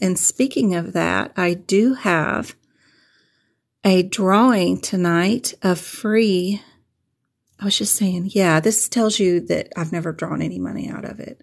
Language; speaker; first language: English; native; English